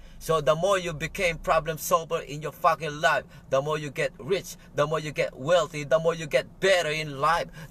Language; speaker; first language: English; non-native, local second language; Filipino